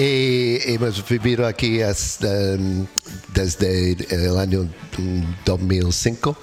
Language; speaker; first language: Spanish; non-native, learner; English